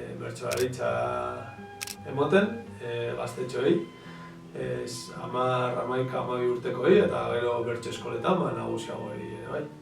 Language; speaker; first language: Basque; native; Basque